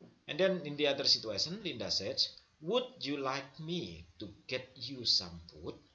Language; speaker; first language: English; non-native, fluent; Indonesian